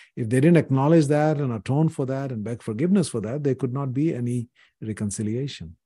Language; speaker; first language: English; non-native, local second language; Hindi